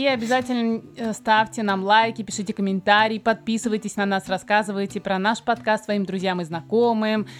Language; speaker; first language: Russian; native; Russian